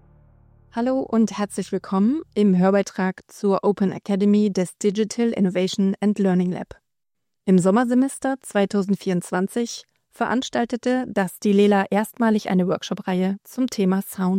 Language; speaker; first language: German; native; German